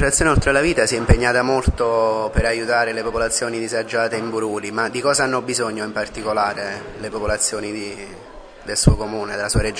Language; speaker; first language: Italian; native; Italian